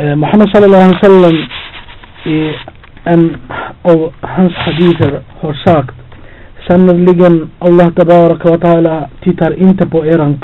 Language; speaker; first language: Swedish; non-native, fluent; Albanian